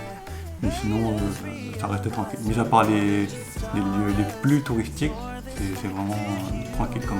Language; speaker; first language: French; native; French